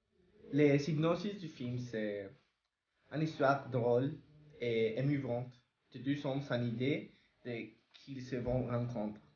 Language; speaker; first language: French; non-native, learner; Spanish